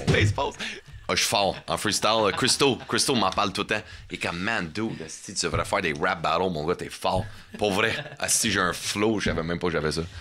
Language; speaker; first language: French; non-native, fluent; English